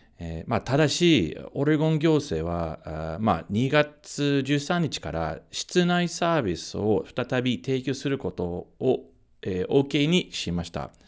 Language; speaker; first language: Japanese; non-native, fluent; English